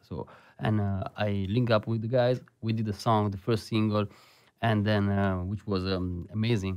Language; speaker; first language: English; non-native, fluent; Italian